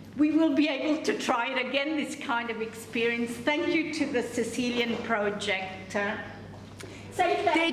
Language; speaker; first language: English; non-native, fluent; Italian